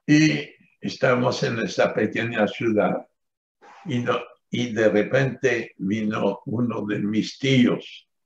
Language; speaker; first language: Spanish; non-native, fluent; French